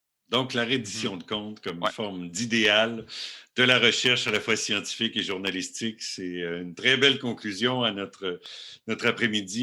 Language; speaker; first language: French; native; French